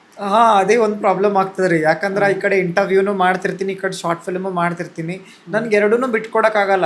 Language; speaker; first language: Kannada; native; Kannada